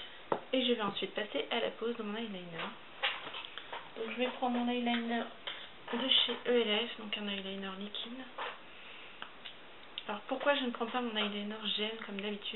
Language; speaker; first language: French; native; French